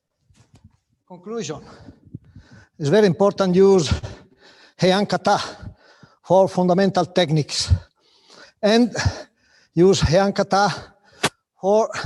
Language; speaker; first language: English; non-native, learner; Italian